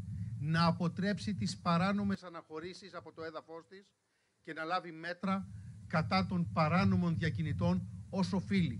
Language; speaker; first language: Greek; native; Greek